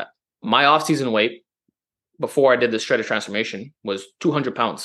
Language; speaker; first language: English; native; English